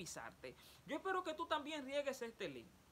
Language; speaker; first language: Spanish; native; Spanish